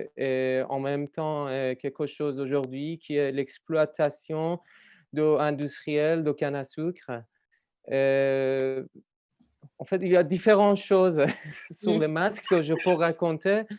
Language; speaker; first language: French; non-native, learner; Persian